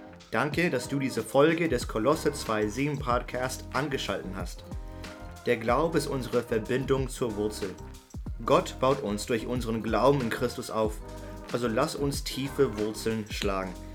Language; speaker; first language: German; early bilingual, heritage; German